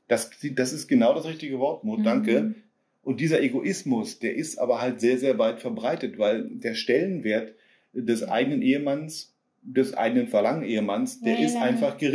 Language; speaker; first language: German; native; German